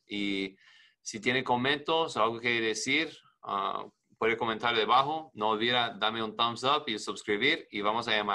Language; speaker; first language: Spanish; non-native, learner; English